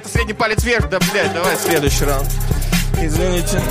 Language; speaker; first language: Russian; native; Russian